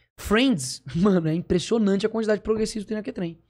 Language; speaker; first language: Portuguese; native; Portuguese